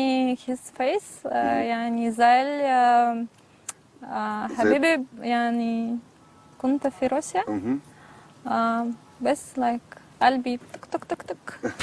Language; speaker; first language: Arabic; non-native, learner; Russian